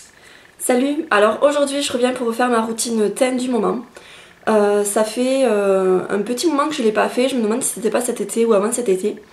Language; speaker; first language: French; native; French